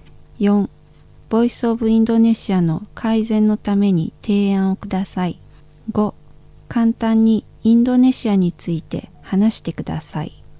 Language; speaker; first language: Japanese; non-native, learner; Indonesian